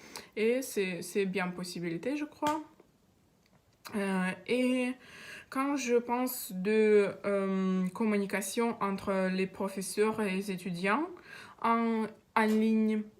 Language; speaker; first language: French; non-native, learner; Russian